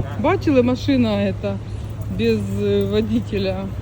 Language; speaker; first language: Russian; native; Russian